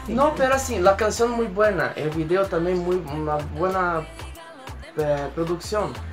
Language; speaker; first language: Spanish; non-native, fluent; Portuguese